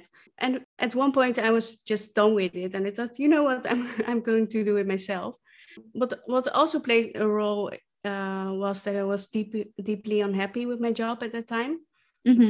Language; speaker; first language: English; non-native, fluent; Dutch